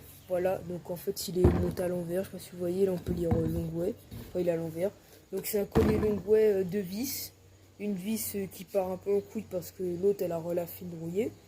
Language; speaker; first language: French; native; French